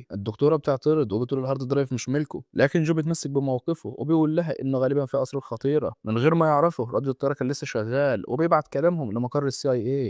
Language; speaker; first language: Arabic; native; Arabic